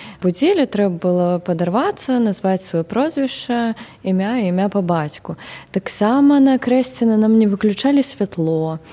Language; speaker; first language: Belarusian; non-native, local second language; Russian